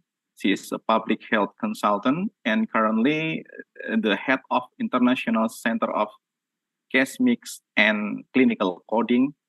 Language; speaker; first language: English; non-native, learner; Indonesian